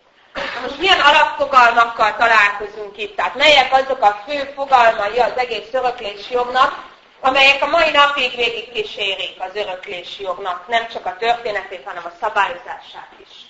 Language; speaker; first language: Hungarian; native; Hungarian